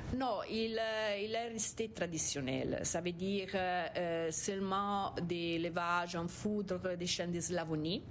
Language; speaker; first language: French; non-native, fluent; Italian